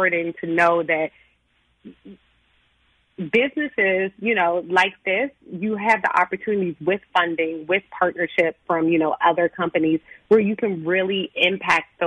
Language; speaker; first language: English; native; English